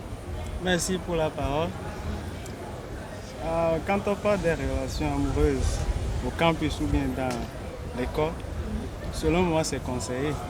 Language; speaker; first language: French; non-native, fluent; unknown